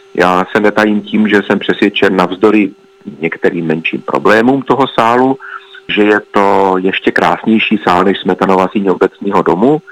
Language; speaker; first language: Czech; native; Czech